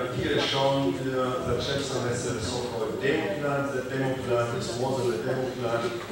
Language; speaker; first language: English; non-native, fluent; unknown